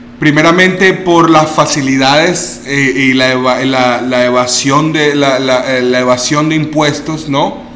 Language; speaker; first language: Spanish; native; Spanish